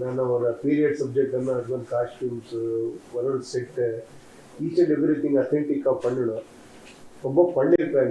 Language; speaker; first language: Tamil; non-native, learner; Kannada